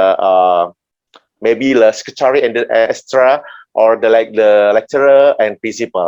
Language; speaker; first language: English; non-native, learner; Indonesian